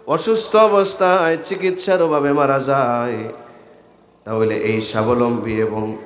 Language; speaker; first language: Bangla; native; Bangla